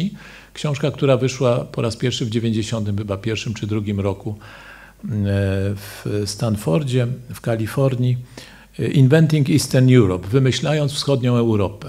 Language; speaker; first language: Polish; native; Polish